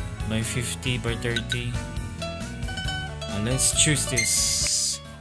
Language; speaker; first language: English; non-native, local second language; Filipino